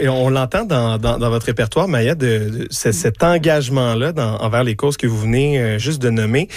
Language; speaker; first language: French; native; French